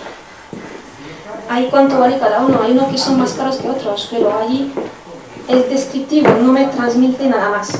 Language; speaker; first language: Spanish; non-native, fluent; French